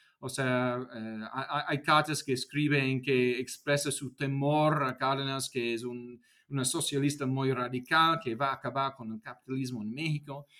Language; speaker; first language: Spanish; non-native, fluent; English